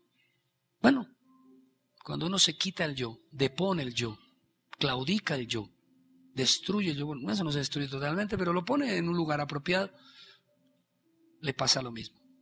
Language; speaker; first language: Spanish; native; Spanish